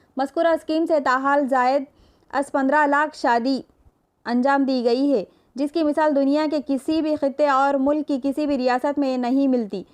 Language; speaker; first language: Urdu; native; Urdu